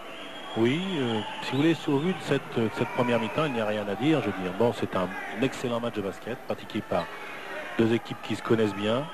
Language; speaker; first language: French; native; French